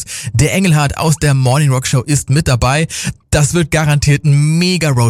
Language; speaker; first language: German; native; German